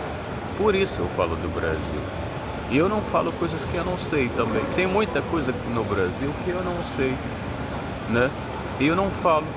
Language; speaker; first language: Portuguese; non-native, fluent; Arabic